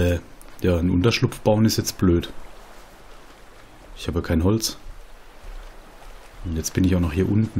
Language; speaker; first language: German; native; German